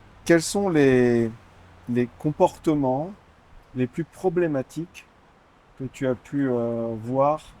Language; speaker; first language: French; native; French